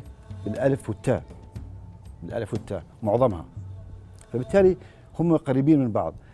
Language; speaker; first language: Arabic; native; Arabic